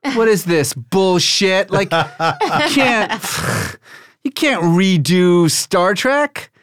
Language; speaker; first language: English; early bilingual, other home language; Persian